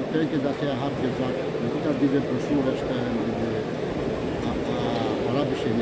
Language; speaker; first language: German; non-native, learner; Albanian